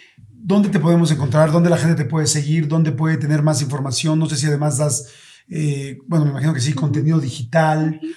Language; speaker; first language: Spanish; native; Spanish